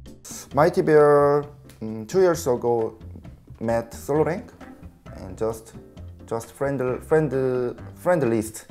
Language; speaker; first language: English; non-native, learner; Korean